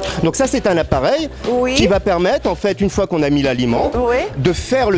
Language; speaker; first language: French; native; French